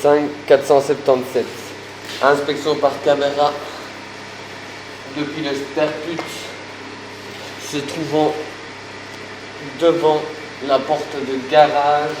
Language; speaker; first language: French; native; French